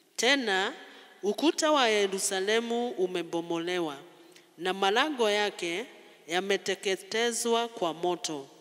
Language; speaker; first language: Swahili; non-native, local second language; Kikuyu